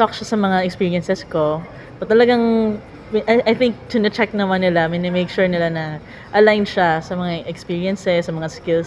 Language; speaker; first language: Filipino; native; Filipino